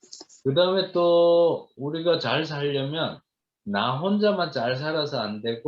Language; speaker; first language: Korean; native; Korean